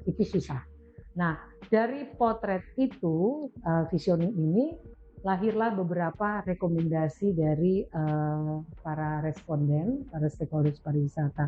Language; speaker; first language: Indonesian; native; Indonesian